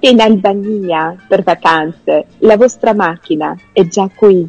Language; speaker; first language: Italian; non-native, fluent; Albanian